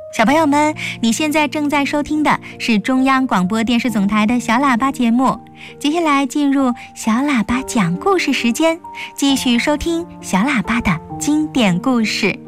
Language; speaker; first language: Chinese; native; Chinese